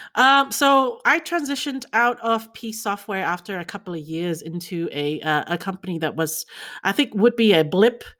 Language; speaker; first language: English; early bilingual, other home language; Chinese